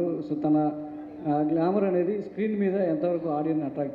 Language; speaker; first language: Telugu; native; Telugu